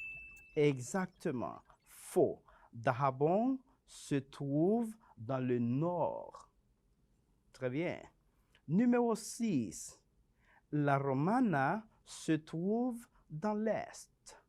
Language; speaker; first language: French; non-native, fluent; Spanish